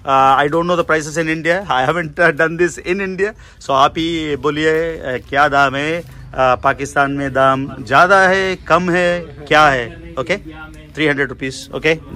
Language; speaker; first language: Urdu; non-native, local second language; Telugu